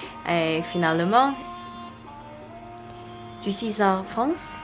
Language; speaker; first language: French; non-native, learner; Korean